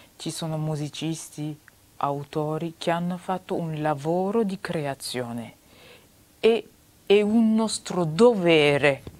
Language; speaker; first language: Italian; non-native, fluent; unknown